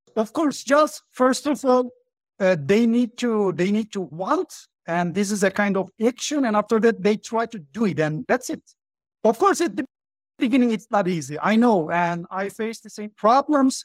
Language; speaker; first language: English; non-native, fluent; Turkish